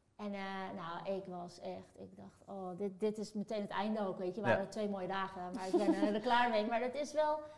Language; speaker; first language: Dutch; early bilingual, other home language; Turkish